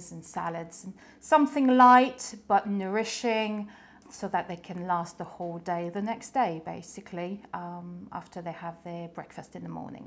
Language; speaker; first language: English; non-native, fluent; French